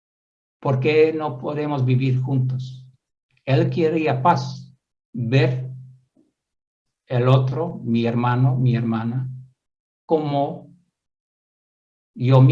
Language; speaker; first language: Spanish; non-native, fluent; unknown